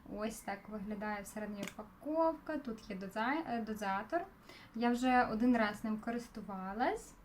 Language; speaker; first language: Ukrainian; non-native, local second language; Russian